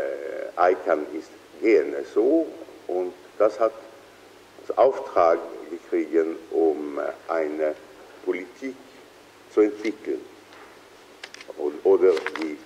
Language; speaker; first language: German; non-native, fluent; Swedish